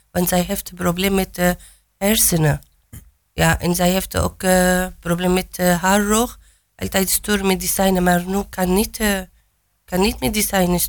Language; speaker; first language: Dutch; non-native, learner; Arabic